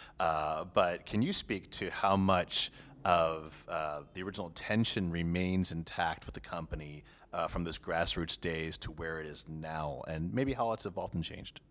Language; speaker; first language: English; native; English